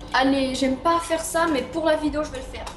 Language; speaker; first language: French; native; French